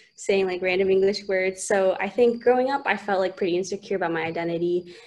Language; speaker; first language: English; native; English